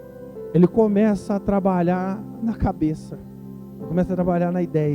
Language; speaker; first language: Portuguese; native; Portuguese